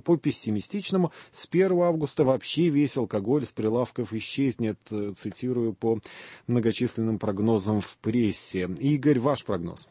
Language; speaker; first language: Russian; native; Russian